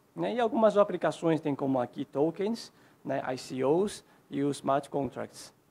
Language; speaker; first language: Portuguese; non-native, fluent; Chinese